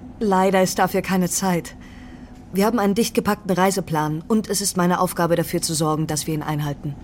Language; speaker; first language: German; native; German